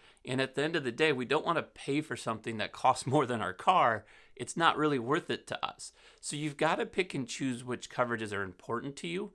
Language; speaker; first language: English; native; English